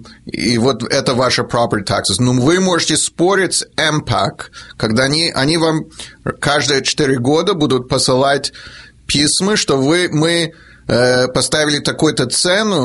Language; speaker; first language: Russian; early bilingual, heritage; Russian